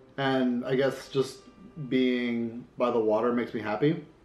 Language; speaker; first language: English; native; English